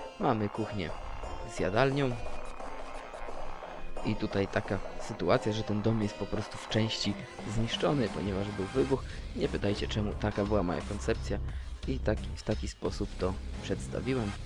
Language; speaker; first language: Polish; native; Polish